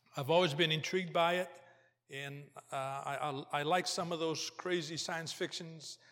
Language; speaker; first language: English; early bilingual, other home language; Portuguese